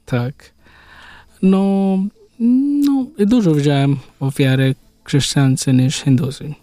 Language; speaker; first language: Polish; non-native, learner; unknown